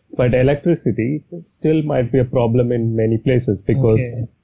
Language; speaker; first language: English; non-native, local second language; Tamil